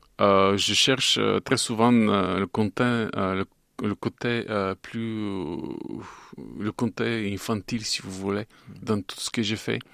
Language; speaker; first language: French; non-native, fluent; Bulgarian